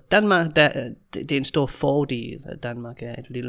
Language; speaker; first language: Danish; non-native, fluent; English